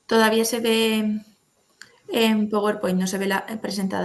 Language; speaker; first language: Spanish; native; Spanish